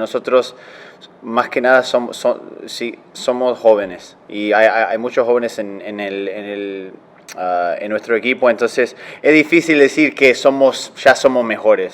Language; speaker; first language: Spanish; early bilingual, heritage; Spanish